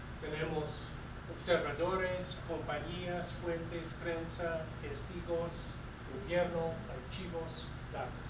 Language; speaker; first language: Spanish; non-native, fluent; English